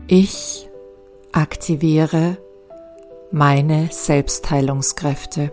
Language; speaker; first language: German; native; German